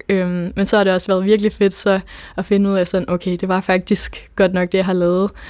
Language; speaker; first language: Danish; native; Danish